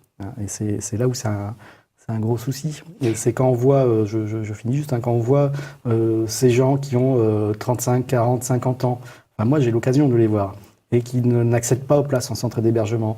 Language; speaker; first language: French; native; French